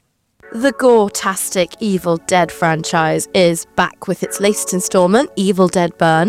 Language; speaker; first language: English; native; English